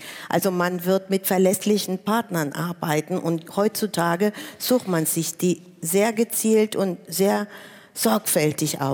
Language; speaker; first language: German; non-native, fluent; Spanish